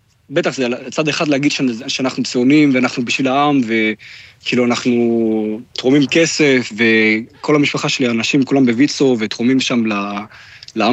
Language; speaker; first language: Hebrew; non-native, fluent; German